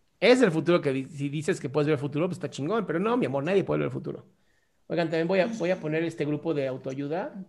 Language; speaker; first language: Spanish; native; Spanish